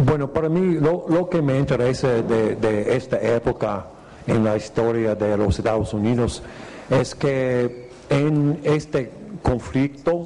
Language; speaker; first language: Spanish; non-native, fluent; English